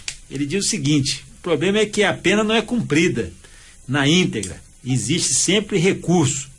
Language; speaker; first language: Portuguese; native; Portuguese